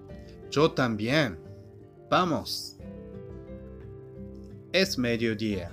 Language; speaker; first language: Spanish; non-native, fluent; Japanese